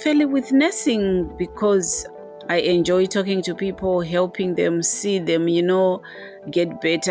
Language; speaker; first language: English; non-native, local second language; Shona